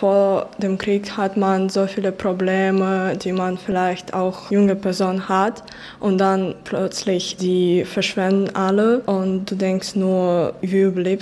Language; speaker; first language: German; non-native, fluent; Ukrainian